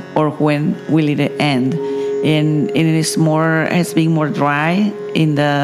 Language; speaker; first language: English; non-native, fluent; Spanish